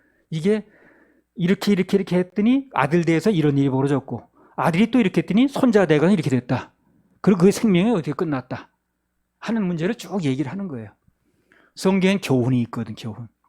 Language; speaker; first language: Korean; native; Korean